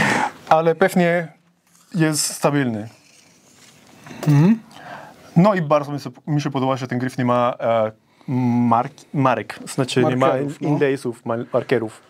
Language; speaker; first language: Polish; non-native, fluent; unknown